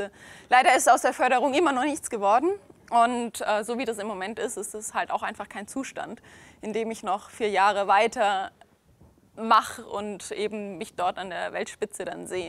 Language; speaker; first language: German; native; German